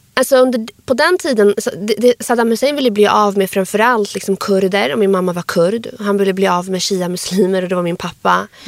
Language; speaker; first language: Swedish; early bilingual, other home language; Arabic